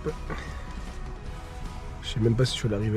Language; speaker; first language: French; native; French